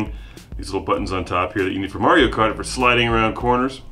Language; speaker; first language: English; native; English